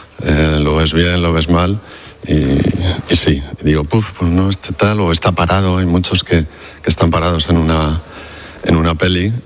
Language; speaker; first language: Spanish; native; Spanish